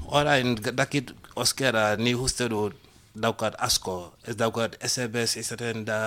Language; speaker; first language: Basque; non-native, learner; Wolof